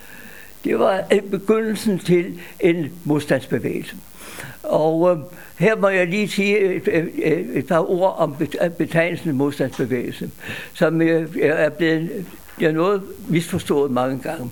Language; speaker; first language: Danish; native; Danish